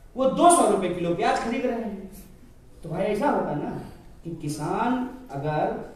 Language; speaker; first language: Hindi; native; Hindi